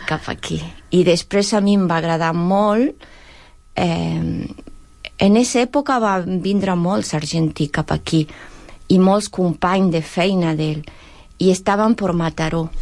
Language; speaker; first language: Catalan; non-native, learner; Spanish